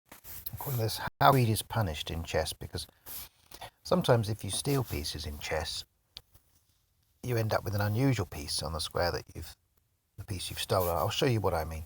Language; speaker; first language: English; native; English